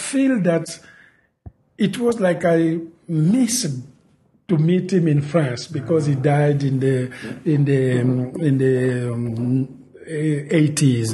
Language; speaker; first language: English; non-native, fluent; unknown